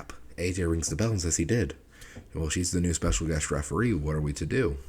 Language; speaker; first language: English; native; English